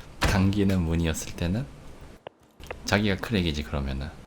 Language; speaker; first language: Korean; native; Korean